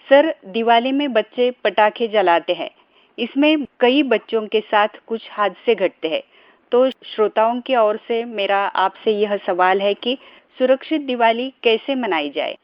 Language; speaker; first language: Hindi; non-native, local second language; Marathi